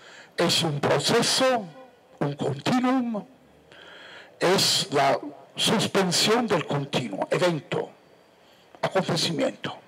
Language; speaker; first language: Spanish; non-native, fluent; Italian